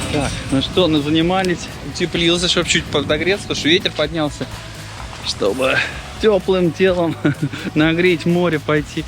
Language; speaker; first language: Russian; native; Russian